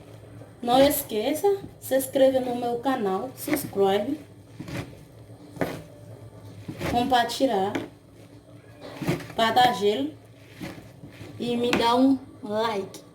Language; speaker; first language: Portuguese; non-native, learner; Haitian Creole